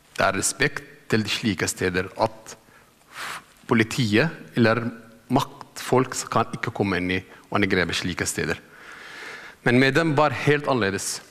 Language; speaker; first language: Norwegian; non-native, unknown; Arabic